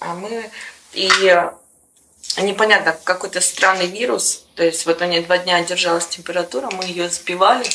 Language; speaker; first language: Russian; native; Russian